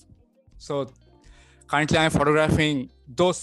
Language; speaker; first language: English; non-native, local second language; Bangla